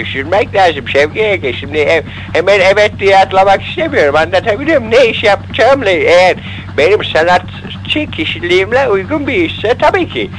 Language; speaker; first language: Turkish; native; Turkish